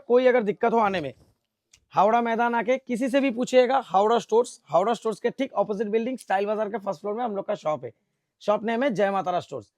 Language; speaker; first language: Hindi; non-native, local second language; Bangla